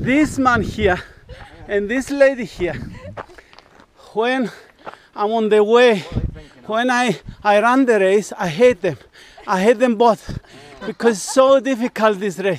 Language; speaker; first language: English; non-native, learner; Greek